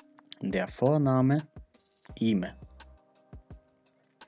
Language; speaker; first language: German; non-native, fluent; Macedonian